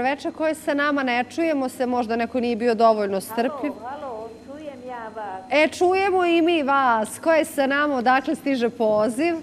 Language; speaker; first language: Bosnian; native; Bosnian